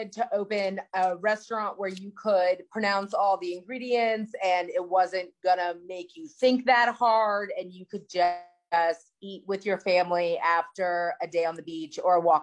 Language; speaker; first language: English; native; English